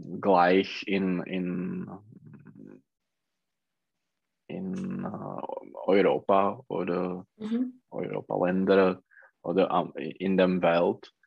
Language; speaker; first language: German; non-native, learner; Czech